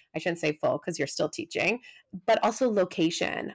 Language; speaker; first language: English; native; English